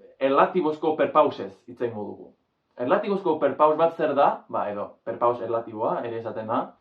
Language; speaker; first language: Basque; non-native, fluent; English